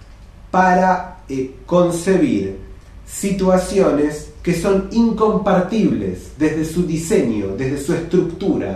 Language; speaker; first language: Spanish; native; Spanish